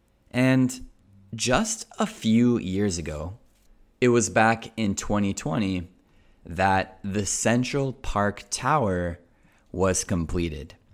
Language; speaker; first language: English; native; English